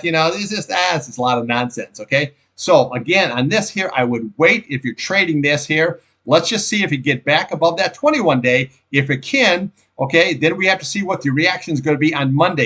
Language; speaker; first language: English; native; English